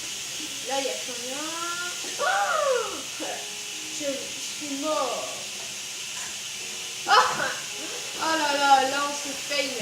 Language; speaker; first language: French; native; French